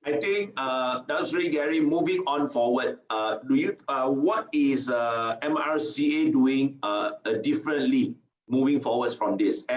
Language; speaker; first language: English; non-native, local second language; Chinese